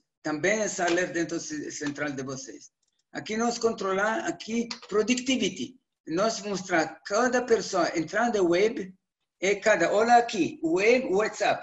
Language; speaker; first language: Portuguese; non-native, learner; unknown